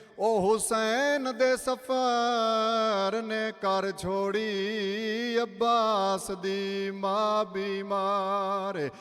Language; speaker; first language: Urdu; non-native, local second language; Saraiki